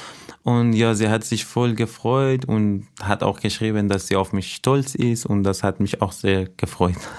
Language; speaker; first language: German; non-native, fluent; Persian